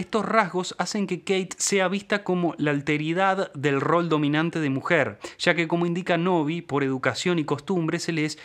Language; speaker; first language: Spanish; native; Spanish